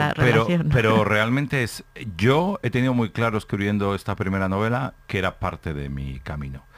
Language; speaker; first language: Spanish; native; Spanish